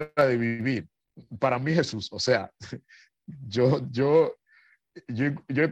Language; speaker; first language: Spanish; native; Spanish